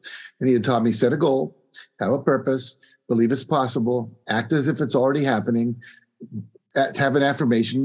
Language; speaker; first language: English; native; English